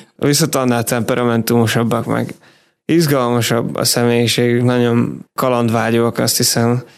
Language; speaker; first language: Hungarian; native; Hungarian